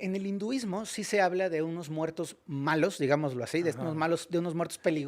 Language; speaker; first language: Spanish; native; Spanish